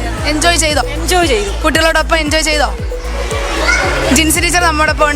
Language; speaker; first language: Malayalam; native; Malayalam